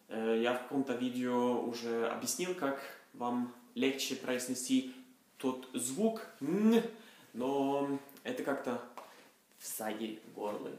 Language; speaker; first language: Russian; non-native, fluent; Norwegian